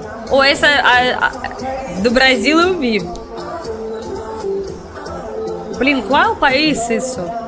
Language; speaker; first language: Portuguese; non-native, learner; Russian